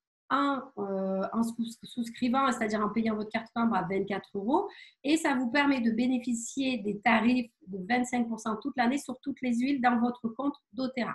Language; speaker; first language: French; native; French